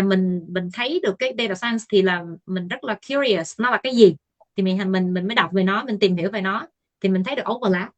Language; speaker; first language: Vietnamese; native; Vietnamese